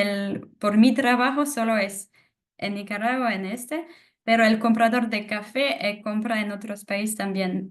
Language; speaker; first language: Spanish; non-native, fluent; French